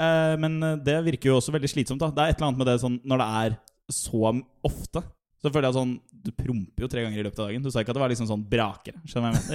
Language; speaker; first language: Norwegian; native; Norwegian